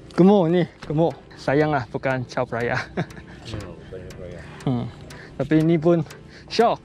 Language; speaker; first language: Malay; non-native, local second language; Chinese